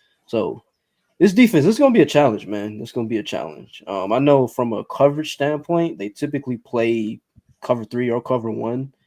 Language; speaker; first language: English; native; English